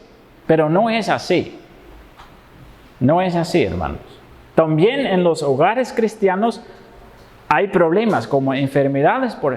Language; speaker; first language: Spanish; non-native, fluent; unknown